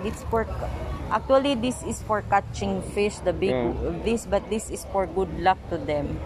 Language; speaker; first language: English; non-native, local second language; Filipino